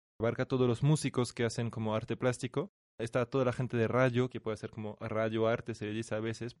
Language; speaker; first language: Spanish; non-native, fluent; French